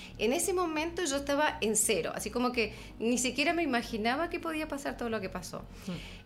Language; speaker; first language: Spanish; native; Spanish